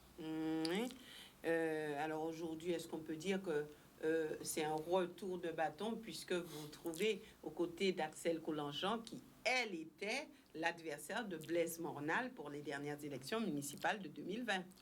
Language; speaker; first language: French; native; French